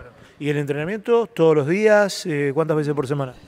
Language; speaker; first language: Spanish; native; Spanish